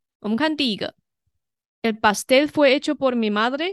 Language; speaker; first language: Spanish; non-native, fluent; Chinese